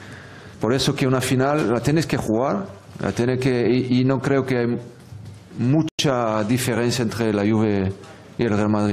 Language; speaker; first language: Spanish; non-native, fluent; French